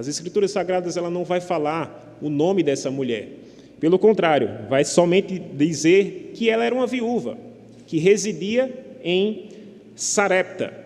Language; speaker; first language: Portuguese; native; Portuguese